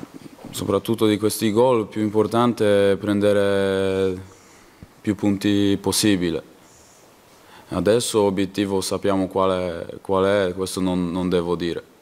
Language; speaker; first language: Italian; non-native, learner; Polish